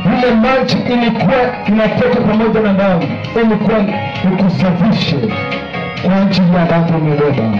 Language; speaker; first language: Swahili; non-native, local second language; Kamba